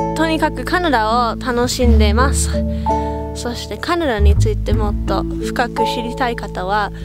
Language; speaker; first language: Japanese; non-native, fluent; English